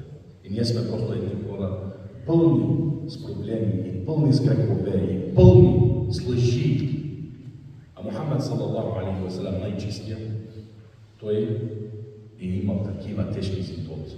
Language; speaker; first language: Bulgarian; non-native, fluent; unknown